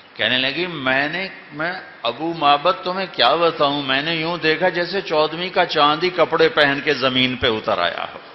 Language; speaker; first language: Urdu; non-native, local second language; Punjabi